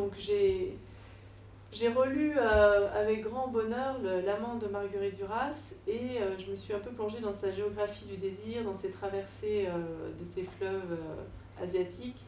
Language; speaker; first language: French; native; French